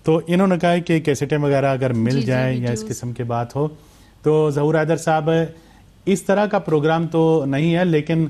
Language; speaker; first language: Urdu; native; Urdu